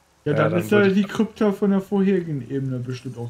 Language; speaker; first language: German; native; German